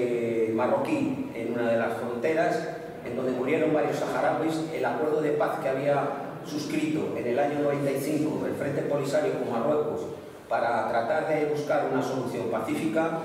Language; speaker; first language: Spanish; native; Spanish